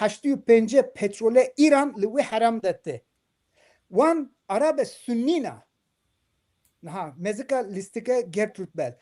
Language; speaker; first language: Kurdish; non-native, local second language; Turkish